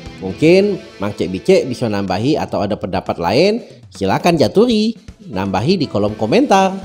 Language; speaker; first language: Indonesian; native; Indonesian